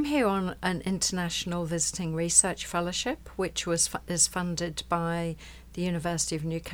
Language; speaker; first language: English; native; English